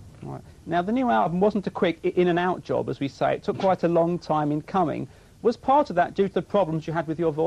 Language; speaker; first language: English; native; English